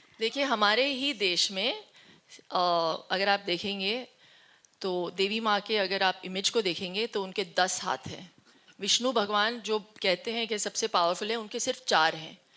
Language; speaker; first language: Hindi; non-native, local second language; Tulu